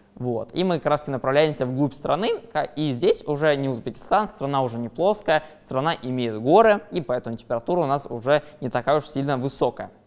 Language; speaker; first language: Russian; native; Russian